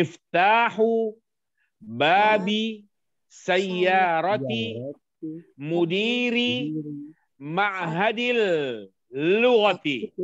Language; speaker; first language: Arabic; non-native, fluent; Indonesian